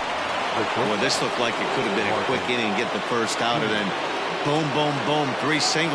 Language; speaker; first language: English; native; English